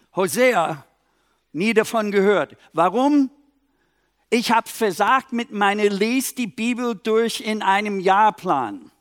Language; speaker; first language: German; non-native, fluent; English